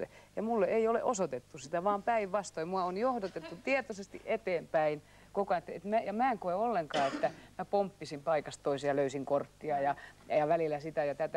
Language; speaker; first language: Finnish; native; Finnish